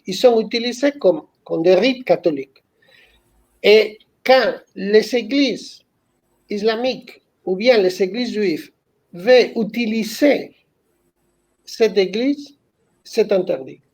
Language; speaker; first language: French; non-native, fluent; Spanish